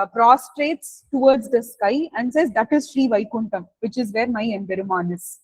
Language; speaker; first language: English; non-native, local second language; Tamil